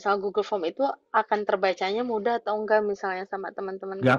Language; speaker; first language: Indonesian; native; Indonesian